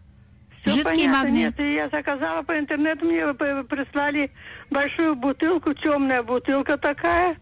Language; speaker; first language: Russian; native; Russian